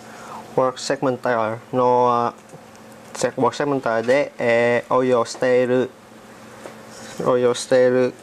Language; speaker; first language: Japanese; non-native, learner; Vietnamese